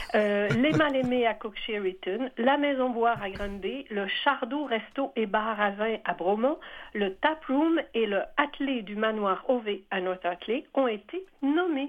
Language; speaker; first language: French; native; French